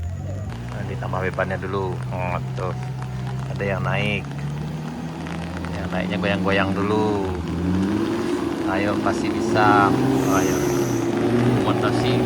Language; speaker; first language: Indonesian; non-native, local second language; Minangkabau